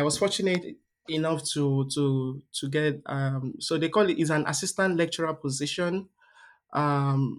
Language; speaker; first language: English; non-native, local second language; Yoruba